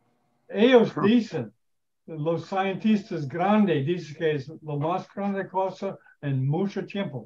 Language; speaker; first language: Spanish; non-native, learner; English